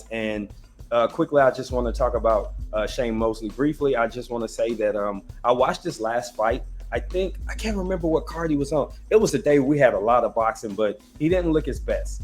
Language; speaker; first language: English; native; English